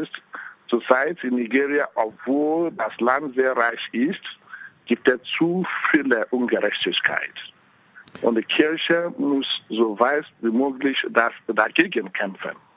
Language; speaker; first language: German; non-native, fluent; Igbo